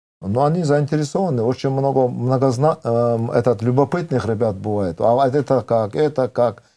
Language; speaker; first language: Russian; non-native, local second language; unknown